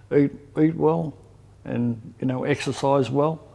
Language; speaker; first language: English; native; English